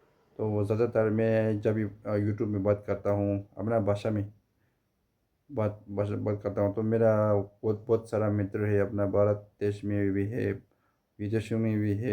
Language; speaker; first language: Hindi; non-native, fluent; Tibetan